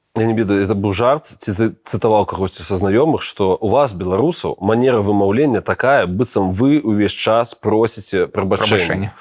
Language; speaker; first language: Belarusian; non-native, local second language; Russian